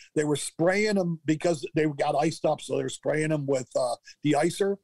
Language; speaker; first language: English; native; English